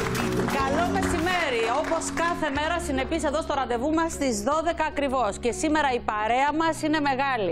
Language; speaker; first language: Greek; native; Greek